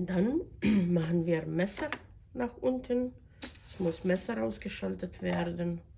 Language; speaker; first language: German; non-native, fluent; Croatian